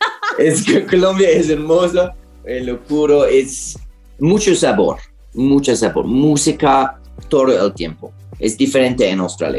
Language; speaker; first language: Spanish; non-native, learner; English